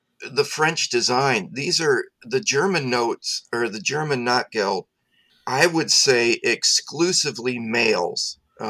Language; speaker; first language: English; native; English